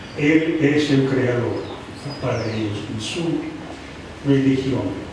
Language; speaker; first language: Spanish; non-native, fluent; English